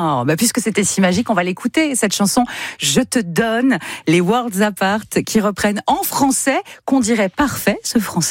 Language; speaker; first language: French; native; French